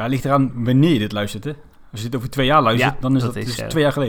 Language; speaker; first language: Dutch; native; Dutch